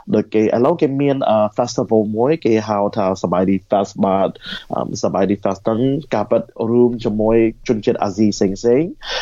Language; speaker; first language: Khmer; early bilingual, heritage; Khmer